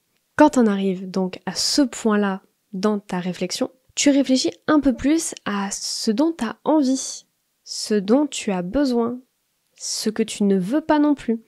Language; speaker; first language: French; native; French